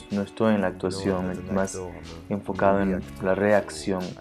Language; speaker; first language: Spanish; non-native, fluent; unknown